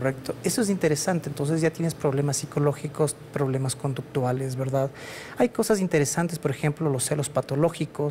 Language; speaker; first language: Spanish; native; Spanish